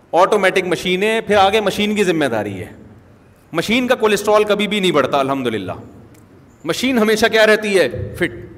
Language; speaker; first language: Urdu; native; Urdu